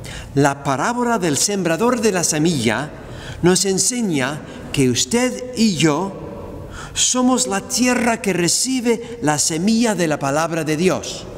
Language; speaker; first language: Spanish; non-native, fluent; English